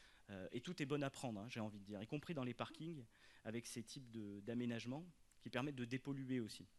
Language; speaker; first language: French; native; French